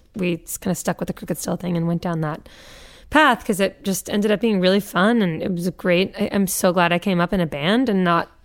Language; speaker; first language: English; native; English